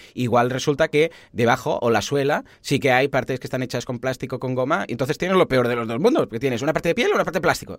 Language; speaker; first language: Spanish; native; Spanish